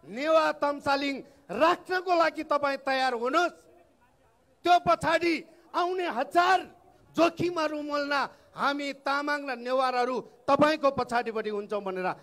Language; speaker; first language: Nepali; non-native, local second language; Eastern Tamang